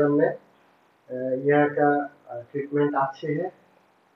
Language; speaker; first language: Hindi; non-native, learner; Bangla